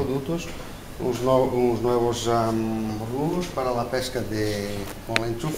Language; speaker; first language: Spanish; non-native, learner; Portuguese